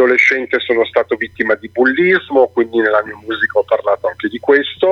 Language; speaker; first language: Italian; native; Italian